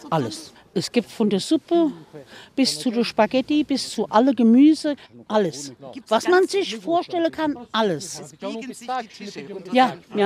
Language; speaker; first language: German; non-native, learner; Italian